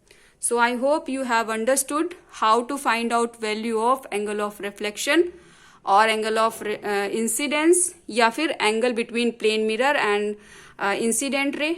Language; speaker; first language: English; non-native, local second language; Hindi